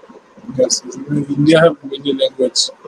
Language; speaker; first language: English; non-native, learner; Bangla